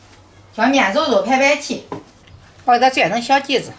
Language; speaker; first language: Chinese; native; Chinese